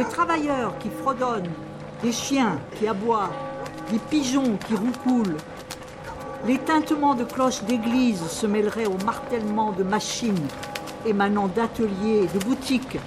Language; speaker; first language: French; native; French